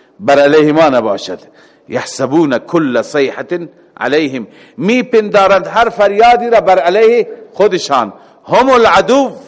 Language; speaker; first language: Persian; native; Persian